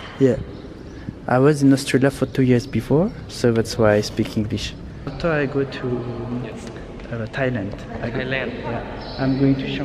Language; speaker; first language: English; non-native, fluent; French